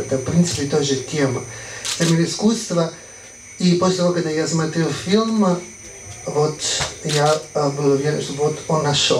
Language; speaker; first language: Russian; non-native, fluent; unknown